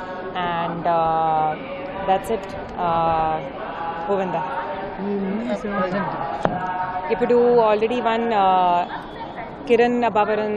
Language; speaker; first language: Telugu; non-native, learner; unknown